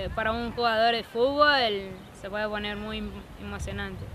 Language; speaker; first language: Spanish; non-native, fluent; English